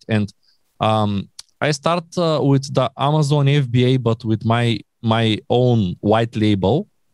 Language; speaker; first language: English; non-native, learner; Bulgarian